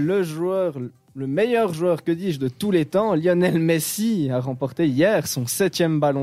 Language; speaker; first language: French; native; French